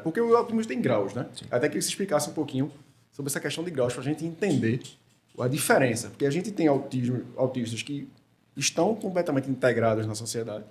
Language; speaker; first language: Portuguese; native; Portuguese